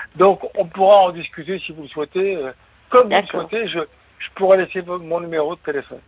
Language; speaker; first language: French; native; French